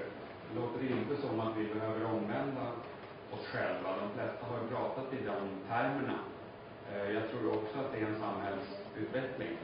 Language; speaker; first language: Swedish; native; Swedish